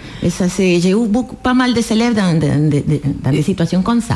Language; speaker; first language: French; non-native, fluent; Spanish